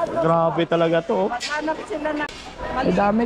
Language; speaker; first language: Filipino; native; Filipino